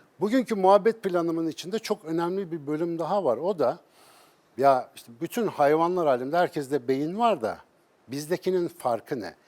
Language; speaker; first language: Turkish; native; Turkish